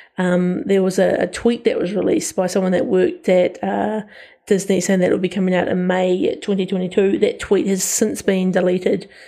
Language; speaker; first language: English; native; English